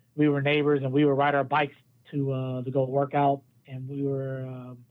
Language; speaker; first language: English; native; English